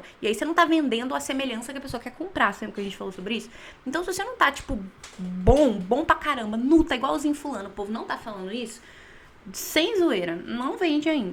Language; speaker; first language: Portuguese; native; Portuguese